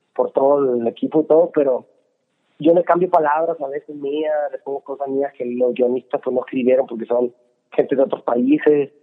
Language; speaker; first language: Spanish; native; Spanish